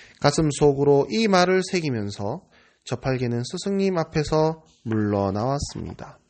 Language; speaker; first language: Korean; native; Korean